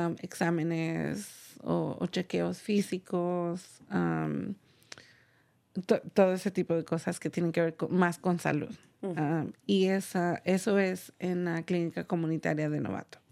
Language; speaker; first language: Spanish; early bilingual, heritage; Spanish